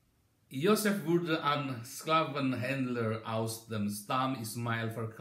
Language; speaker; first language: German; non-native, learner; Indonesian